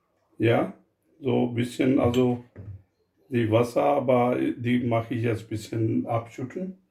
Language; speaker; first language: German; non-native, learner; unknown